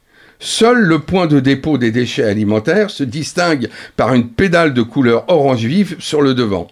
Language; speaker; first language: French; native; French